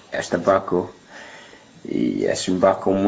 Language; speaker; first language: Spanish; non-native, learner; English